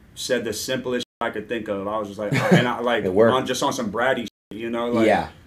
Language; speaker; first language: English; native; English